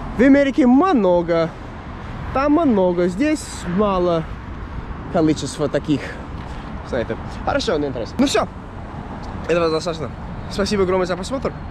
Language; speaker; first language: Russian; non-native, learner; English